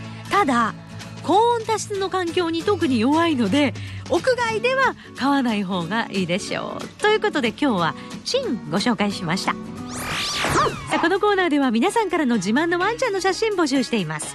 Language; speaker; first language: Japanese; native; Japanese